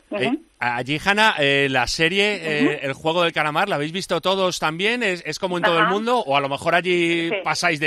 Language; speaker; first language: Spanish; native; Spanish